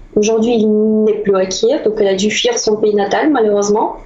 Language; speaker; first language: French; non-native, fluent; Russian